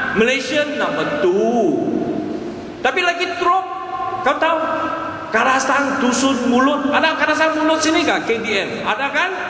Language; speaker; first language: Malay; non-native, local second language; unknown